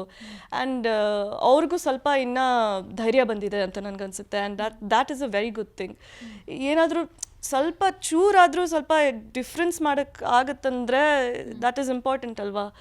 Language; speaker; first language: Kannada; early bilingual, heritage; Kannada